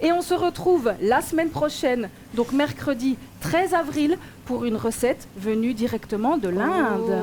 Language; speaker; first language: French; native; French